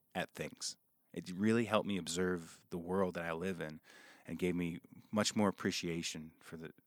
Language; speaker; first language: English; native; English